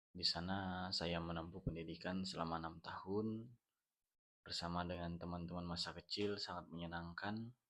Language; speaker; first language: Indonesian; non-native, local second language; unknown